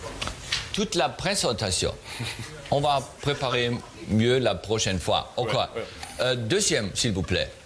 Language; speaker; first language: French; non-native, learner; German